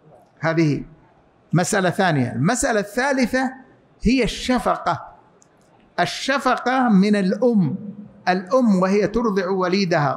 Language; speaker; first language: Arabic; native; Arabic